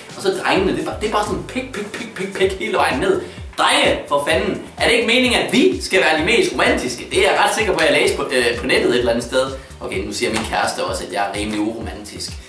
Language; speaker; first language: Danish; native; Danish